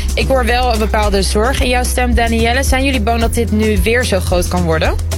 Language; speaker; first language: Dutch; early bilingual, other home language; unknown